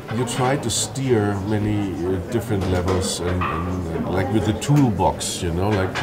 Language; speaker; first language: English; non-native, fluent; German